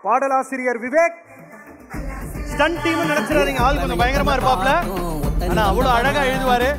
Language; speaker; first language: Tamil; native; Tamil